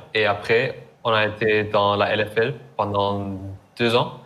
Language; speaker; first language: French; non-native, learner; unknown